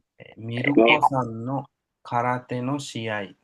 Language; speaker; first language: Japanese; non-native, fluent; Sinhala